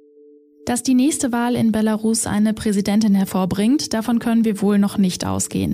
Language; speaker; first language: German; native; German